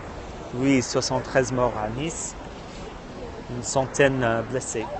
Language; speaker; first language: French; non-native, fluent; English